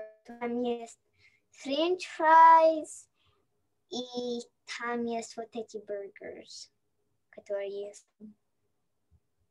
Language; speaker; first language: Russian; early bilingual, heritage; Russian